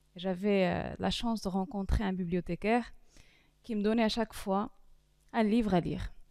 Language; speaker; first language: French; non-native, local second language; Arabic